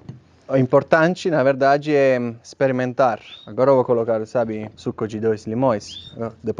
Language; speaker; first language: Portuguese; non-native, fluent; Italian